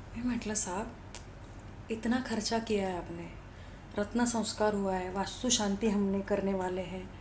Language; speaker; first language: Hindi; non-native, local second language; Marathi